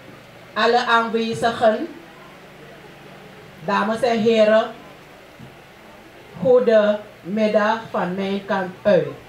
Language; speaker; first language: Dutch; non-native, local second language; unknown